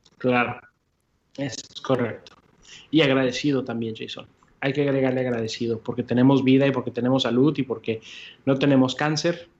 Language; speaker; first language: Spanish; early bilingual, heritage; Spanish